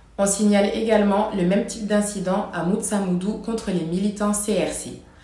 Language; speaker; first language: French; non-native, local second language; Ngazidja Comorian